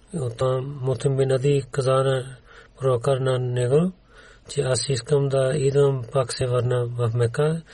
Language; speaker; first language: Bulgarian; non-native, learner; Urdu